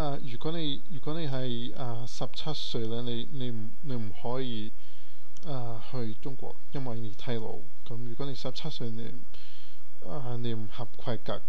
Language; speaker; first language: Cantonese; non-native, learner; Portuguese